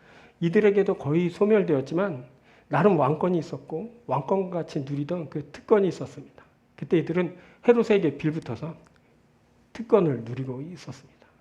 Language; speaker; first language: Korean; native; Korean